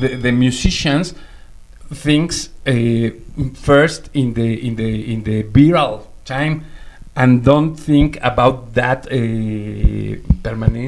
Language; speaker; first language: English; non-native, learner; Spanish